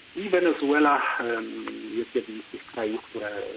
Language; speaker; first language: Polish; native; Polish